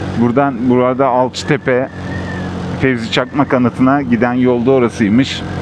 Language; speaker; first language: Turkish; early bilingual, heritage; Turkish